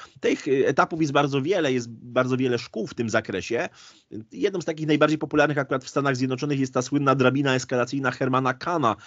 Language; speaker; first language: Polish; native; Polish